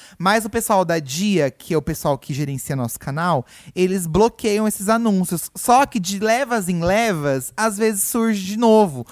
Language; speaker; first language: Portuguese; native; Portuguese